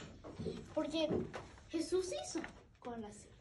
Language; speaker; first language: Spanish; non-native, learner; English